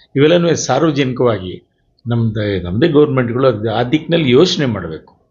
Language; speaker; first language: Kannada; native; Kannada